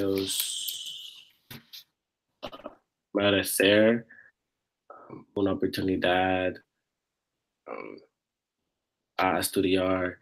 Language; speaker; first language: Spanish; non-native, learner; English